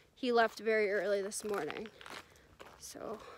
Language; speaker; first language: English; native; English